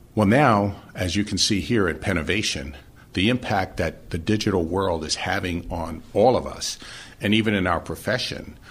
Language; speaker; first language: English; native; English